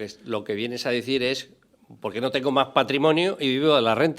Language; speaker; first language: Spanish; native; Spanish